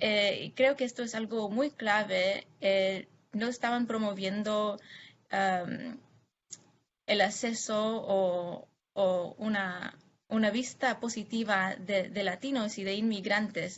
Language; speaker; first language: Spanish; non-native, fluent; English